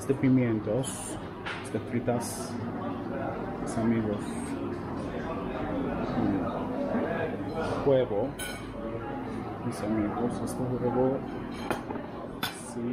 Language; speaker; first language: Spanish; non-native, learner; Turkish